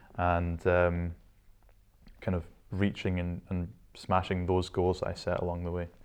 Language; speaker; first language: English; native; English